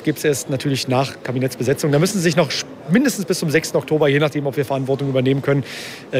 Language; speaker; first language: German; native; German